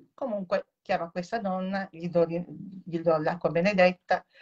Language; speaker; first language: Italian; native; Italian